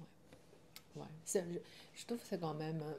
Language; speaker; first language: French; non-native, learner; Chinese